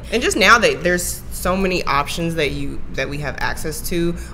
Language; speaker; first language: English; native; English